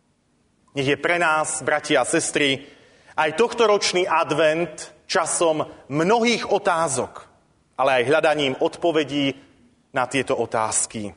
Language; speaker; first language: Slovak; native; Slovak